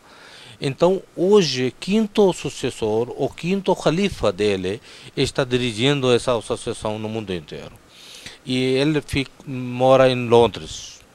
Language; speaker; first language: Portuguese; non-native, fluent; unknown